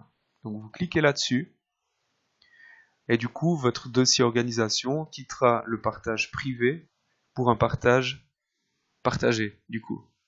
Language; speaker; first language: French; native; French